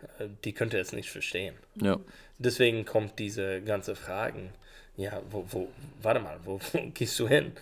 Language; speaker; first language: German; non-native, learner; English